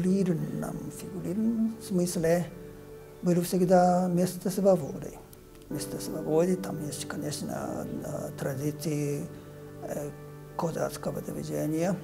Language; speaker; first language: Russian; non-native, fluent; Japanese